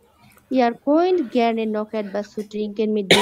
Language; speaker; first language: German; non-native, learner; Bangla